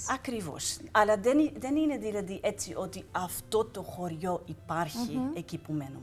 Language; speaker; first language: Greek; non-native, fluent; Dutch